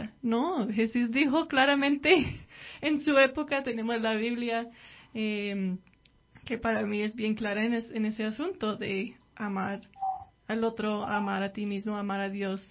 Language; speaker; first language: Spanish; non-native, fluent; English